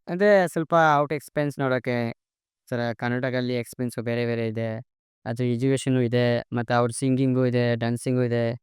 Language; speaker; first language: Kannada; non-native, learner; Assamese